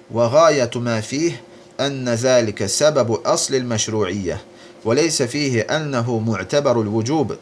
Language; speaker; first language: Arabic; non-native, fluent; Azerbaijani